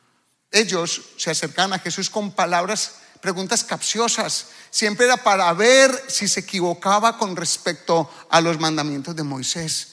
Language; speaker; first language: Spanish; native; Spanish